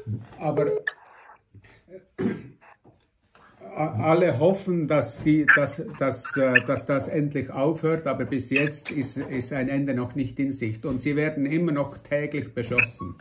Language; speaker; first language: German; non-native, fluent; Russian